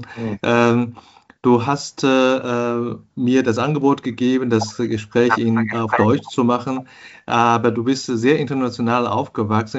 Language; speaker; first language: German; non-native, fluent; Chinese